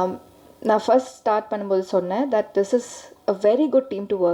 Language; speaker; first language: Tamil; non-native, learner; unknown